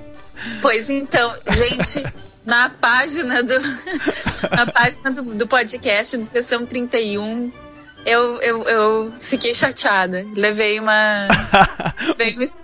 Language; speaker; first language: Portuguese; native; Portuguese